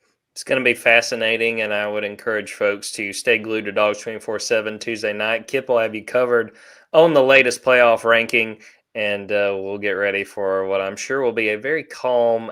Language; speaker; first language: English; native; English